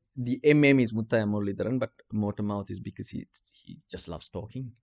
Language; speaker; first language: English; non-native, local second language; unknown